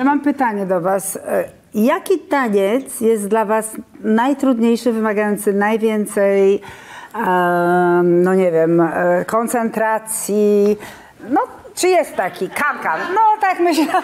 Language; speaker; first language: Polish; native; Polish